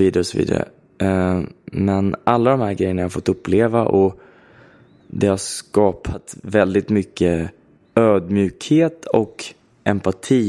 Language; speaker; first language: Swedish; native; Swedish